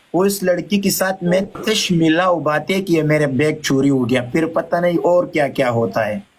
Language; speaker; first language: Hindi; non-native, learner; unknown